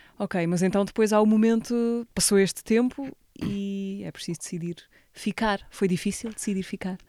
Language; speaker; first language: Portuguese; native; Portuguese